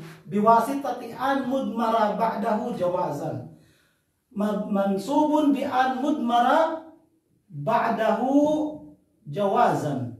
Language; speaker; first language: Arabic; non-native, fluent; Filipino